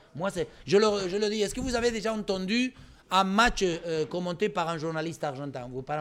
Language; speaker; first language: French; non-native, fluent; Spanish